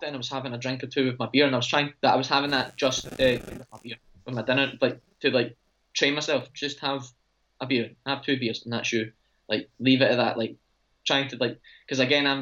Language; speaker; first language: English; native; English